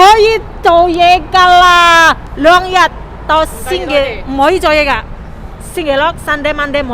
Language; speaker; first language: Cantonese; non-native, fluent; Indonesian